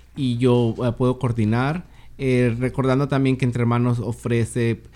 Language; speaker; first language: Spanish; native; Spanish